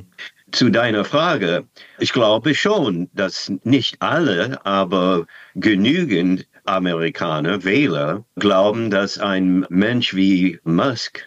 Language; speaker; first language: German; non-native, fluent; English